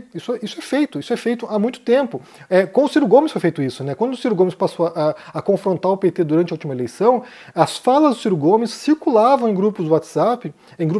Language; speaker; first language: Portuguese; native; Portuguese